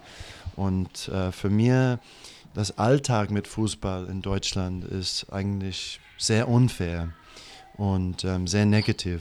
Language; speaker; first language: German; non-native, fluent; English